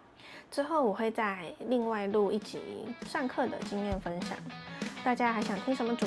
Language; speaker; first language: Chinese; native; Chinese